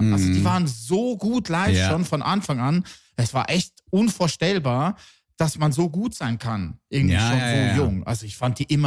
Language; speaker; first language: German; native; German